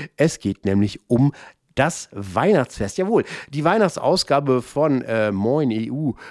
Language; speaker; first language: German; native; German